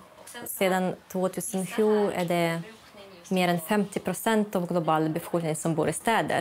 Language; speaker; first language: Swedish; non-native, fluent; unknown